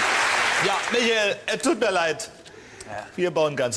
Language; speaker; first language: German; native; German